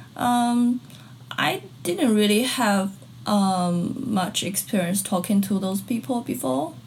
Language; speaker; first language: English; non-native, fluent; Chinese